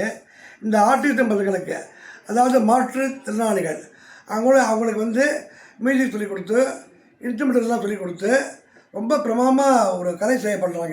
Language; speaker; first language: Tamil; native; Tamil